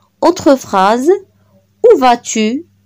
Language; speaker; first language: French; non-native, local second language; Arabic